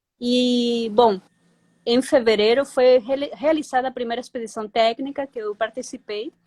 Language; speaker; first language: Portuguese; non-native, fluent; Spanish